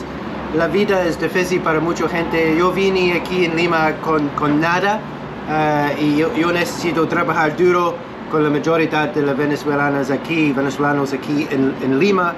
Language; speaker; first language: Spanish; non-native, learner; English